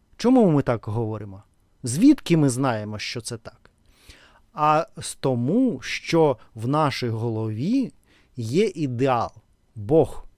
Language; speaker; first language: Ukrainian; non-native, local second language; Russian